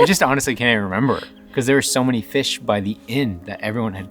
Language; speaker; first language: English; native; English